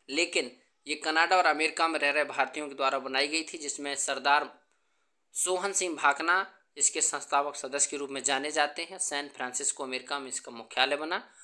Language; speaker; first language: Hindi; native; Hindi